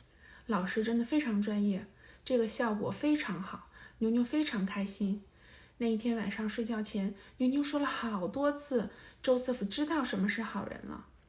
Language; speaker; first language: Chinese; native; Chinese